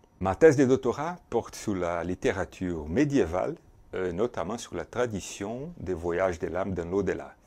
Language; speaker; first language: French; non-native, fluent; Portuguese